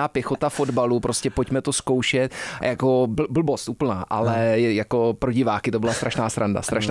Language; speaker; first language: Czech; early bilingual, heritage; Czech